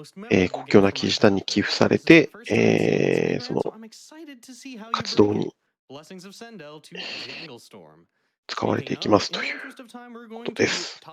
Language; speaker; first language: Japanese; native; Japanese